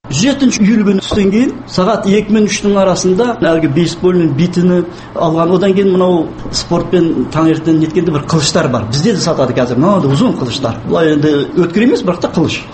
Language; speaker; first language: Kazakh; non-native, local second language; Uyghur